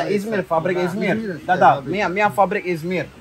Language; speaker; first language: Russian; non-native, learner; Turkish